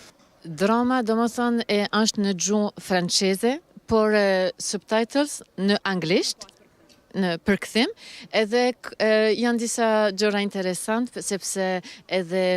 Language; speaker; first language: Albanian; early bilingual, heritage; Albanian